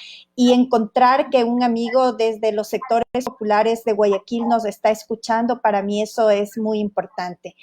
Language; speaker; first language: Spanish; native; Spanish